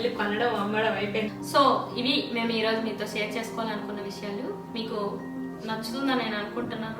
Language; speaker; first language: Telugu; native; Telugu